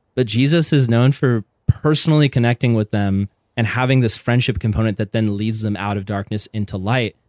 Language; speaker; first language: English; native; English